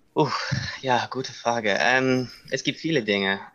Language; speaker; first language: German; non-native, learner; English